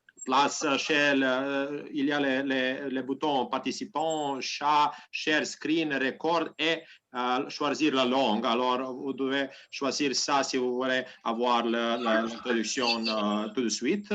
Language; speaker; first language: French; non-native, learner; Serbian